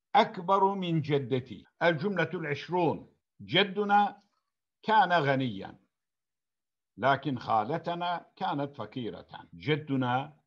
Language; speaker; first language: Arabic; non-native, fluent; Turkish